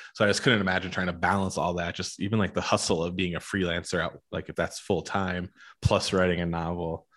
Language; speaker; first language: English; native; English